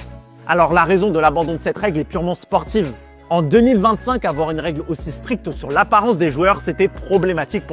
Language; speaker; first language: French; native; French